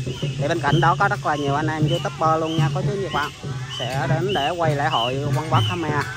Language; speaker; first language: Vietnamese; non-native, local second language; Khmer